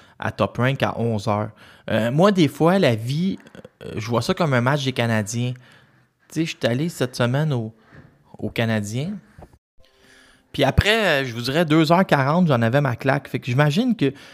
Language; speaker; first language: French; native; French